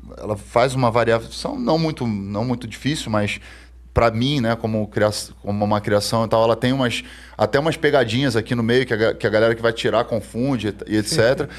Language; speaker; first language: Portuguese; native; Portuguese